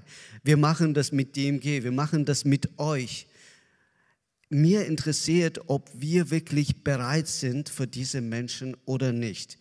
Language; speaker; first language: German; non-native, learner; Azerbaijani